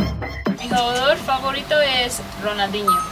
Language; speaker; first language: Spanish; early bilingual, heritage; English